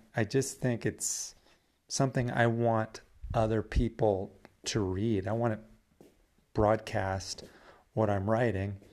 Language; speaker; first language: English; native; English